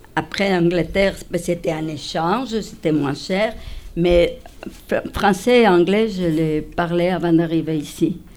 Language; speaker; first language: French; non-native, fluent; Spanish